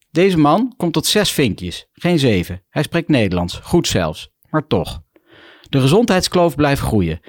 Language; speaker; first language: Dutch; native; Dutch